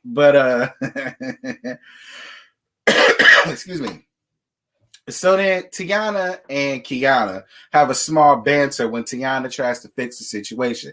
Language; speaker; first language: English; native; English